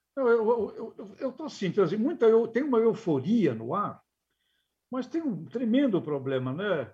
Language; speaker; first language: Portuguese; native; Portuguese